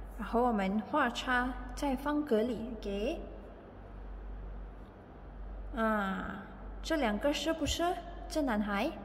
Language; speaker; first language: Chinese; non-native, fluent; Indonesian